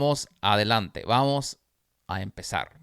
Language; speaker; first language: Spanish; non-native, fluent; English